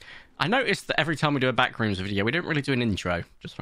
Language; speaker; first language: English; native; English